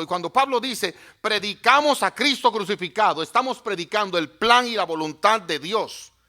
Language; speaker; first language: Spanish; native; Spanish